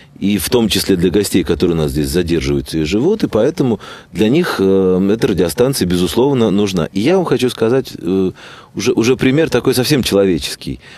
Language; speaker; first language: Russian; native; Russian